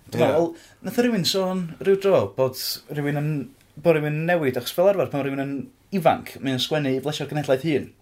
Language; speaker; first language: Welsh; native; Welsh